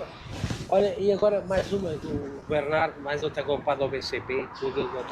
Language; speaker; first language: Portuguese; native; Portuguese